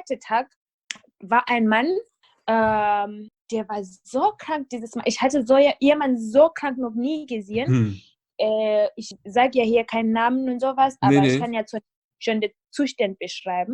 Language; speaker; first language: German; non-native, fluent; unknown